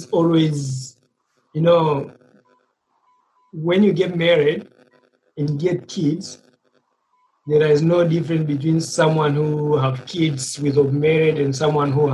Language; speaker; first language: English; non-native, local second language; Swahili